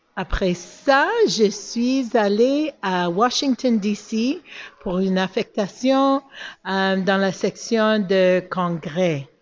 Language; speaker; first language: French; non-native, local second language; English